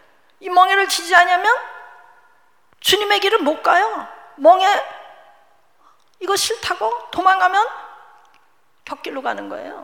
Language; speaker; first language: Korean; native; Korean